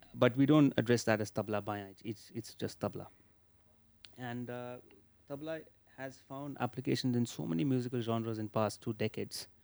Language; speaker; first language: English; non-native, local second language; Marathi